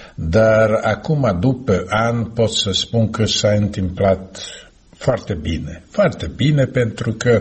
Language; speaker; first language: Romanian; non-native, fluent; Slovak